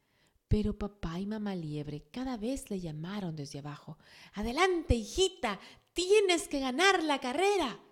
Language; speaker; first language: Spanish; native; Spanish